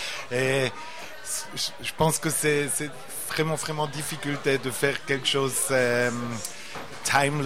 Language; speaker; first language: French; non-native, learner; Portuguese